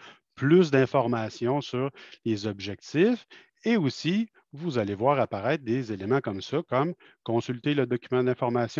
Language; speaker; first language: French; native; French